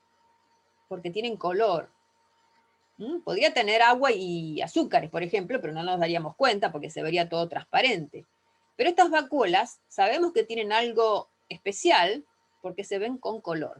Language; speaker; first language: Spanish; native; Spanish